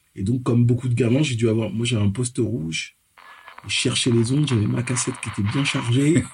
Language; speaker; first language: French; early bilingual, other home language; Fon